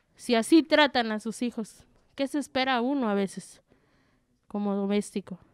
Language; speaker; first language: Spanish; native; Spanish